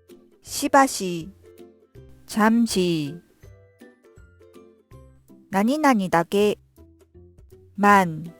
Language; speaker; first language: Japanese; non-native, fluent; Korean